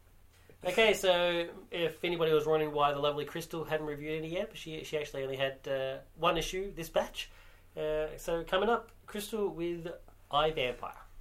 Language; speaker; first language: English; native; English